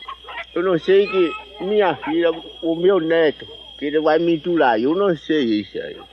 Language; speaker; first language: Portuguese; non-native, local second language; Kayapó